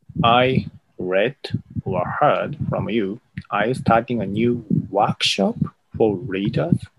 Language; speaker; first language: English; non-native, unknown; Japanese